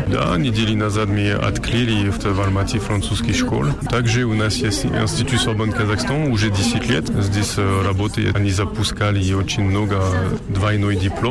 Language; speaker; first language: Russian; non-native, learner; French